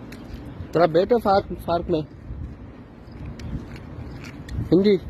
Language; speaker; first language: Hindi; non-native, learner; Bangla